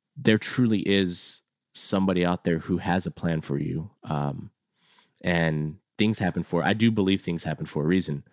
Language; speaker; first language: English; native; English